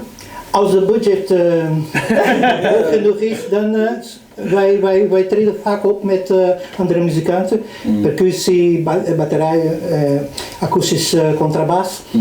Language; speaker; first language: Dutch; non-native, fluent; Portuguese